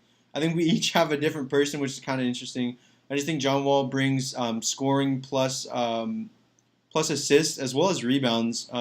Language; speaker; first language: English; native; English